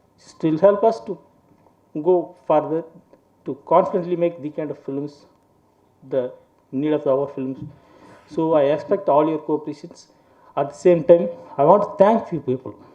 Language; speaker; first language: English; non-native, local second language; Tamil